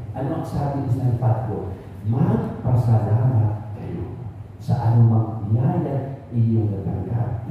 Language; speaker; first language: Filipino; non-native, local second language; Cebuano